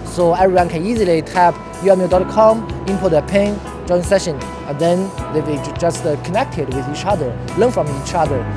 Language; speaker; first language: English; non-native, fluent; Chinese